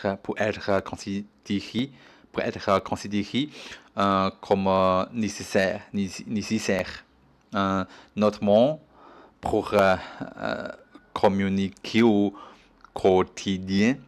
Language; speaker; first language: French; non-native, learner; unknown